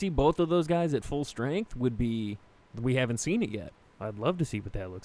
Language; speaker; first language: English; native; English